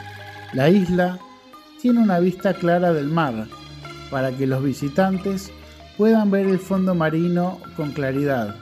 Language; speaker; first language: Spanish; non-native, fluent; Indonesian